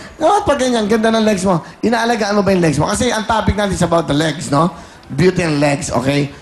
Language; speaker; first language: Filipino; native; Filipino